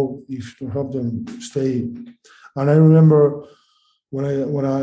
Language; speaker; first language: English; non-native, learner; Spanish